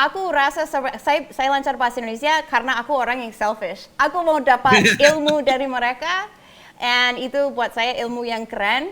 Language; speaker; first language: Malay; non-native, fluent; English